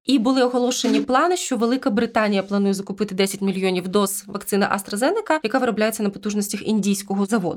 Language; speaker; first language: Ukrainian; native; Ukrainian